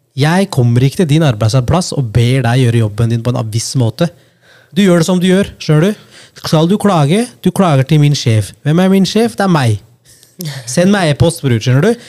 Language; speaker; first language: Norwegian; early bilingual, other home language; Punjabi